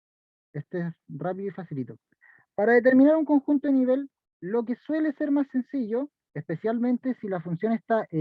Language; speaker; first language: Spanish; native; Spanish